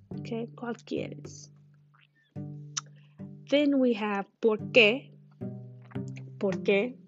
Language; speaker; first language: Spanish; non-native, fluent; English